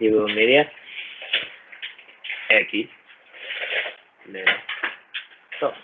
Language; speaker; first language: Spanish; non-native, learner; English